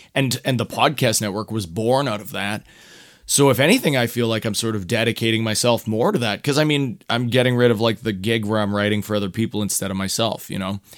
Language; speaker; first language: English; native; English